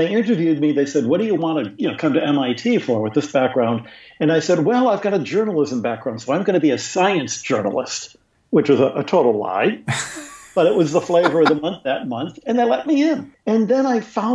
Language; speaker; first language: English; native; English